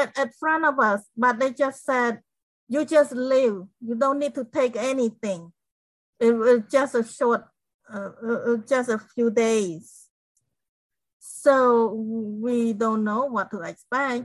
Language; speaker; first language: English; non-native, fluent; Khmer